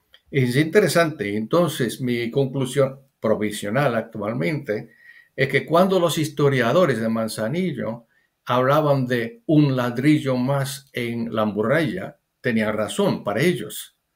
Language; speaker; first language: Spanish; non-native, fluent; English